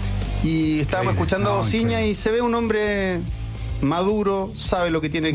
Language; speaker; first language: Spanish; native; Spanish